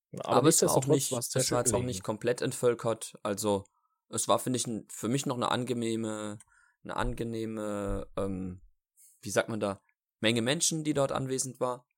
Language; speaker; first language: German; native; German